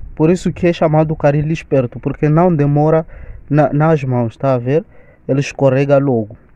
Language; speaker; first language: Portuguese; non-native, local second language; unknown